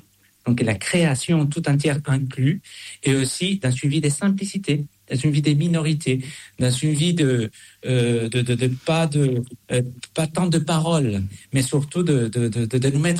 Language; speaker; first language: French; non-native, fluent; Spanish